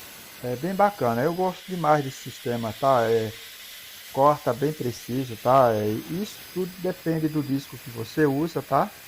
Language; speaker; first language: Portuguese; native; Portuguese